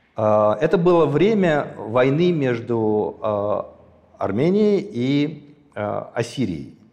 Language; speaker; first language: Russian; native; Russian